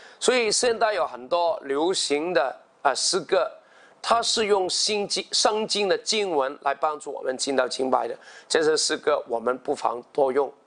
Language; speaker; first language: Chinese; non-native, local second language; Cantonese